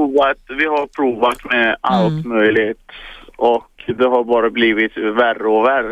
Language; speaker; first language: Swedish; early bilingual, other home language; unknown